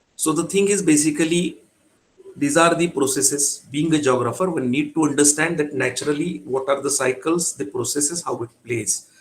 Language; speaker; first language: English; non-native, local second language; Marathi